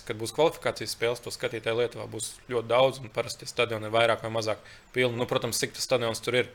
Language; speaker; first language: Latvian; early bilingual, other home language; Lithuanian